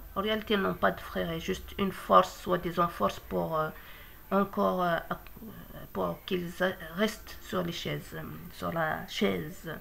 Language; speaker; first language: French; non-native, local second language; Kabyle